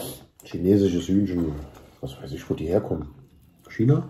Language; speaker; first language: German; native; German